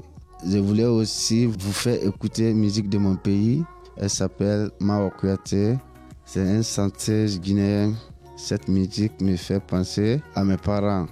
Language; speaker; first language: French; non-native, local second language; Mandingo